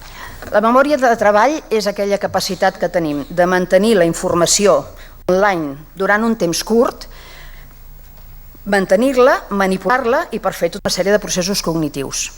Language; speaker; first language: Catalan; native; Catalan